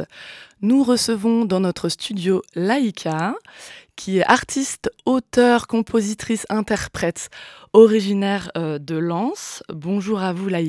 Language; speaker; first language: French; native; French